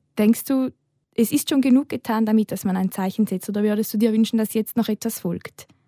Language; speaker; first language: German; native; German